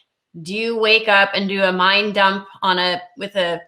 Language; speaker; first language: English; native; English